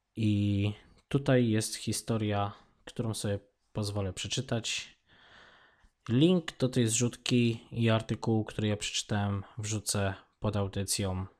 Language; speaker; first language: Polish; native; Polish